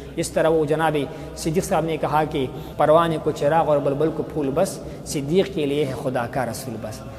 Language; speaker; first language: Urdu; non-native, local second language; Pashto